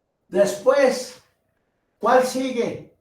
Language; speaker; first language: Spanish; native; Spanish